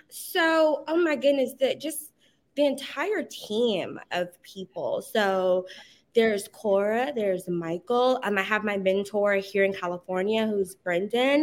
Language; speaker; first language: English; native; English